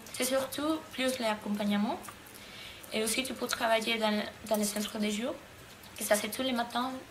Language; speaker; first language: French; non-native, learner; Spanish